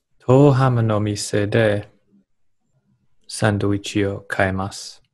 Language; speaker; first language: Japanese; non-native, learner; English